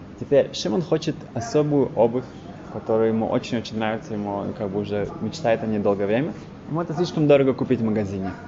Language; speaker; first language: Russian; early bilingual, heritage; Russian